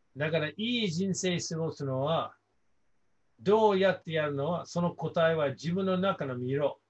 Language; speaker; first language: Japanese; non-native, fluent; English